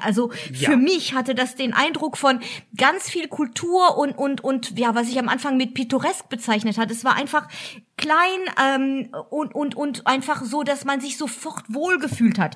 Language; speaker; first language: German; native; German